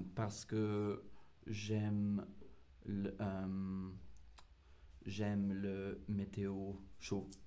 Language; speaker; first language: French; non-native, learner; English